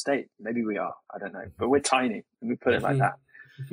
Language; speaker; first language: English; native; English